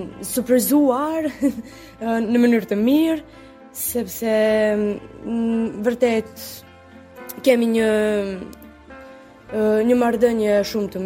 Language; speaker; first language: Albanian; non-native, learner; Serbian